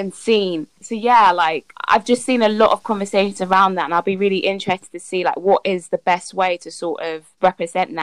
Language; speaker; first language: English; native; English